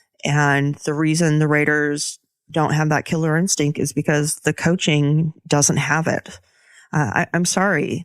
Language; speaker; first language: English; native; English